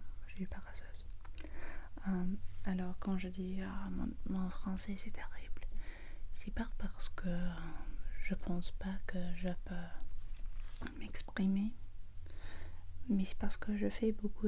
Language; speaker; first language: French; non-native, learner; English